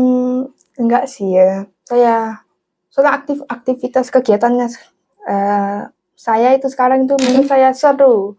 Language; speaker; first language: Indonesian; non-native, local second language; English